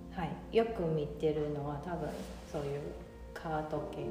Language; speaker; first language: Japanese; non-native, fluent; Chinese